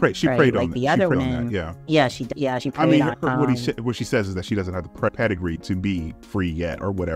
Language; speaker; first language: English; native; English